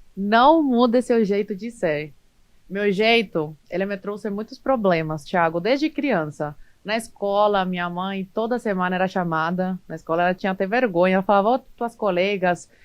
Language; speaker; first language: Portuguese; early bilingual, other home language; Spanish